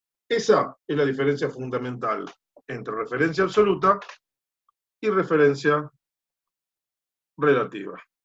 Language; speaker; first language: Spanish; native; Spanish